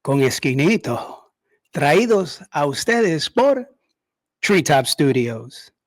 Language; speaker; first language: Spanish; early bilingual, heritage; Spanish